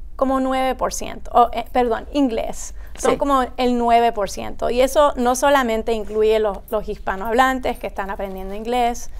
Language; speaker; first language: Spanish; early bilingual, heritage; Spanish